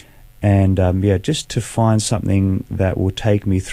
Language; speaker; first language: English; native; English